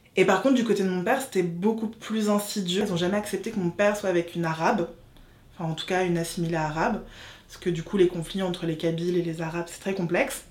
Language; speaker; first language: French; native; French